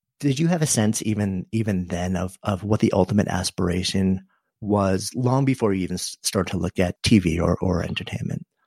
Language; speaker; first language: English; native; English